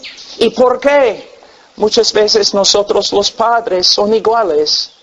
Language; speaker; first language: Spanish; non-native, fluent; English